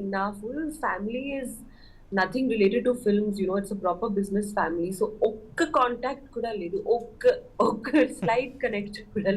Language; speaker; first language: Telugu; non-native, learner; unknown